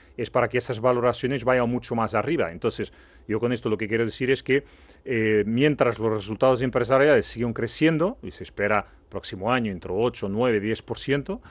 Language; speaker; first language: Spanish; non-native, fluent; Portuguese